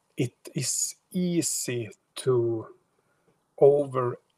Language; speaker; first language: English; non-native, fluent; Swedish